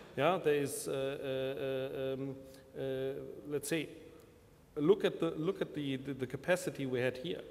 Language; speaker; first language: English; non-native, fluent; German